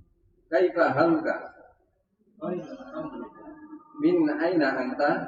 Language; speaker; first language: Arabic; non-native, learner; Indonesian